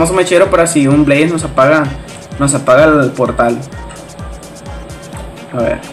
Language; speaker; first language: Spanish; native; Spanish